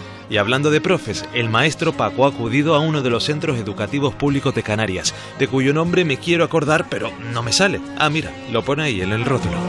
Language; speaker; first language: Spanish; native; Spanish